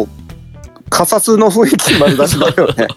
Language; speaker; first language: Japanese; native; Japanese